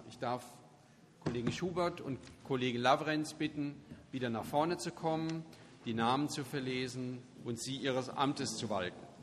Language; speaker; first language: German; native; German